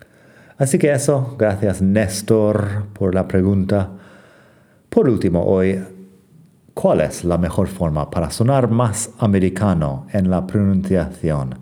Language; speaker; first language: Spanish; non-native, fluent; English